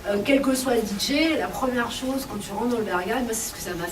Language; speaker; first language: French; native; French